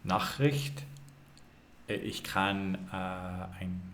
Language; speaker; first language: German; non-native, learner; English